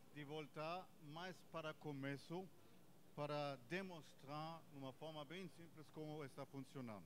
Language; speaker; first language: Portuguese; non-native, fluent; German